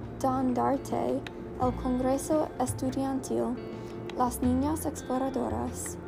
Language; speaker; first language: Spanish; non-native, learner; English